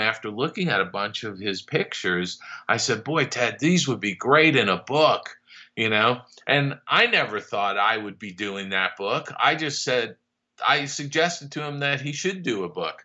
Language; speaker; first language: English; native; English